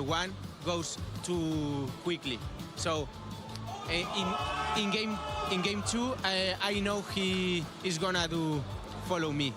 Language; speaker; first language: English; non-native, learner; Spanish